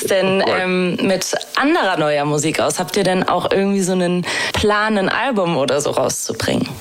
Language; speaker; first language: German; native; German